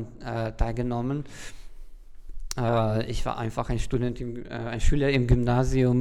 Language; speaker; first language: German; non-native, fluent; Hungarian